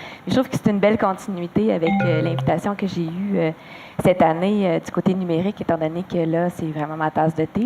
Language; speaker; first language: French; native; French